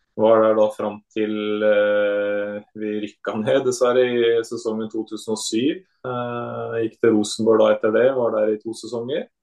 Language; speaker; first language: Norwegian; native; Norwegian